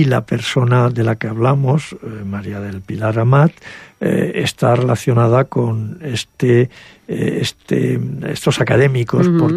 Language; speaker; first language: Spanish; native; Spanish